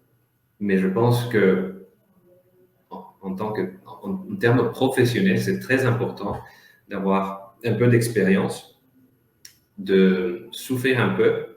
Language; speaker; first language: French; non-native, fluent; Spanish